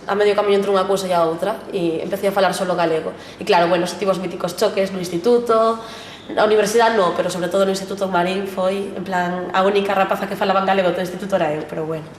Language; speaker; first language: Galician; non-native, local second language; Spanish